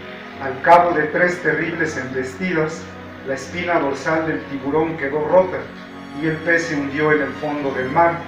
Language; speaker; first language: Spanish; native; Spanish